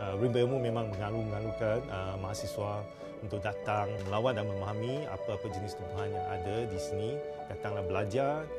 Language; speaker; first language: Malay; non-native, local second language; Chinese